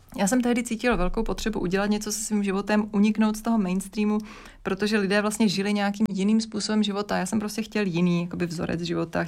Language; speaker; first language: Czech; native; Czech